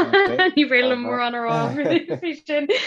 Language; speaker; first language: Irish; non-native, local second language; English